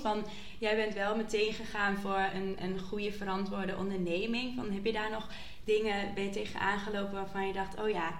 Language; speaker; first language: Dutch; native; Dutch